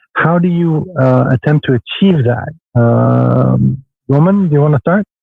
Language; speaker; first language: English; non-native, fluent; Swedish